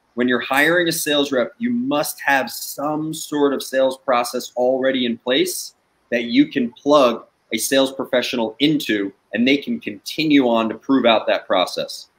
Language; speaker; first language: English; native; English